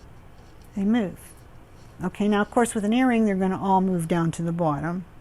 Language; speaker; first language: English; native; English